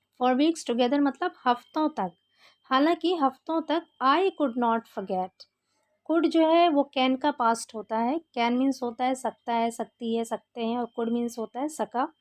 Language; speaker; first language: Hindi; native; Hindi